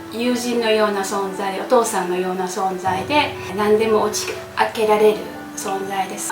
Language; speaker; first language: Japanese; non-native, fluent; Vietnamese